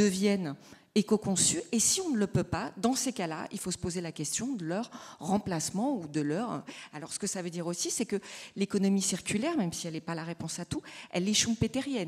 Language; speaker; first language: French; native; French